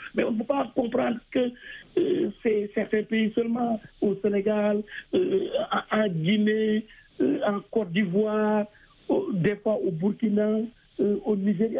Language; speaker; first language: French; non-native, local second language; Wolof